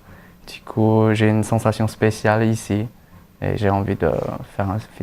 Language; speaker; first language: French; non-native, fluent; Chinese